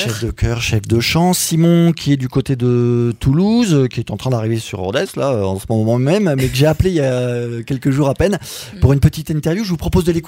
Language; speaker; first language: French; native; French